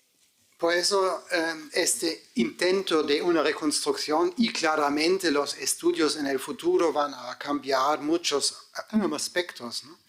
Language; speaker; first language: Spanish; non-native, fluent; German